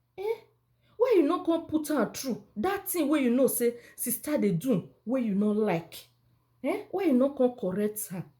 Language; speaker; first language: Nigerian Pidgin; non-native, local second language; Bini